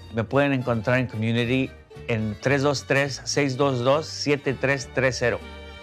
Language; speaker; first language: Spanish; native; Spanish